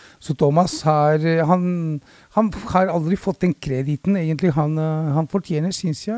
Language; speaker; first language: Norwegian; early bilingual, other home language; Spanish